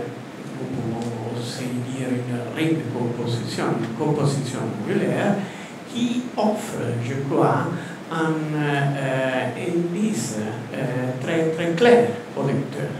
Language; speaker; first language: French; non-native, fluent; Italian